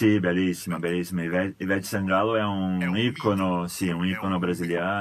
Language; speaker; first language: Italian; non-native, fluent; Portuguese